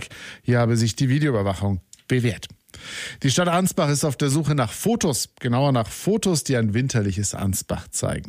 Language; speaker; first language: German; native; German